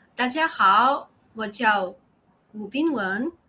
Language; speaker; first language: Chinese; non-native, learner; Portuguese